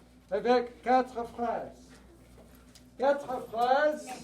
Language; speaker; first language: French; non-native, fluent; English